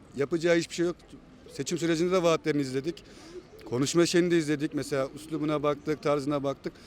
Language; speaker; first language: Turkish; native; Turkish